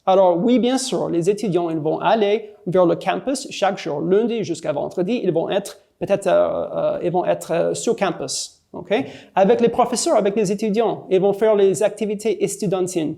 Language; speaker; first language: French; non-native, fluent; English